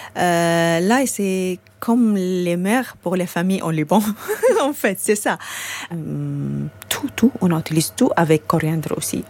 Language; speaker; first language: French; non-native, learner; Arabic